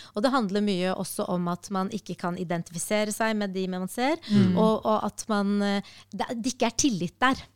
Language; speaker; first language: Norwegian; early bilingual, other home language; Arabic